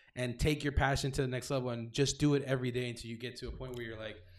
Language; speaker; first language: English; native; English